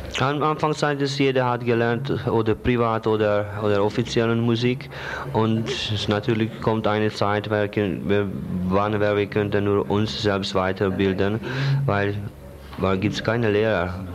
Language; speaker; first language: German; non-native, learner; Hungarian